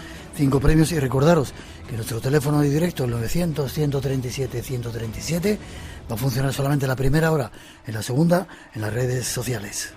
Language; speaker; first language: Spanish; native; Spanish